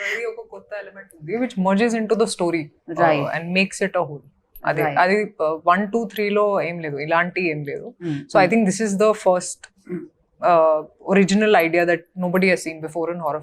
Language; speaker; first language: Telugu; non-native, fluent; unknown